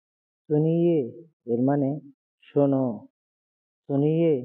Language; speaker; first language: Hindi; non-native, learner; Bangla